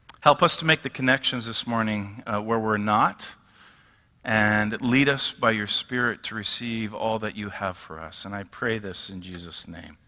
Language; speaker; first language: English; native; English